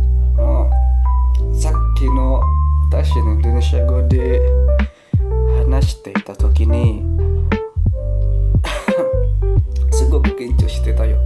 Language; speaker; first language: Japanese; non-native, learner; Indonesian